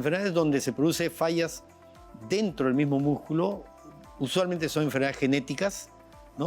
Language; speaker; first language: Spanish; native; Spanish